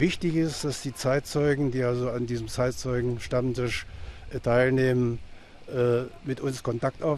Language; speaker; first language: German; native; German